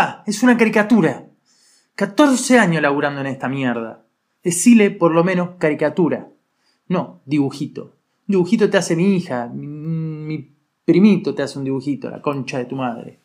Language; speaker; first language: Spanish; native; Spanish